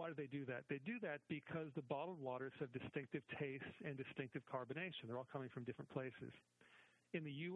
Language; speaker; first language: English; native; English